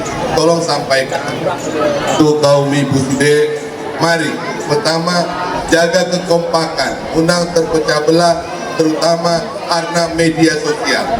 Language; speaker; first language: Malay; non-native, local second language; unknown